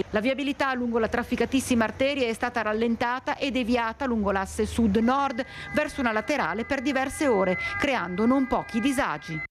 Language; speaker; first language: Italian; native; Italian